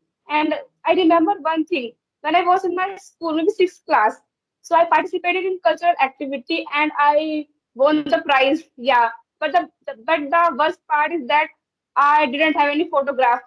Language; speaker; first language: English; non-native, learner; Hindi